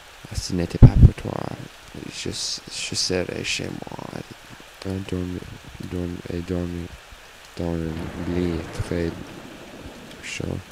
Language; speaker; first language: French; non-native, learner; English